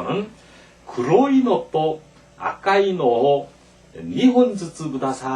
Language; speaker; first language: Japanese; non-native, fluent; Korean